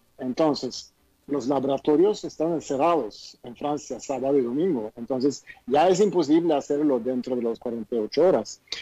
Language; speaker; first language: Spanish; non-native, fluent; Swedish